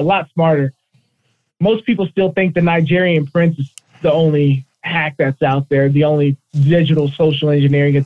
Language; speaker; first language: English; native; English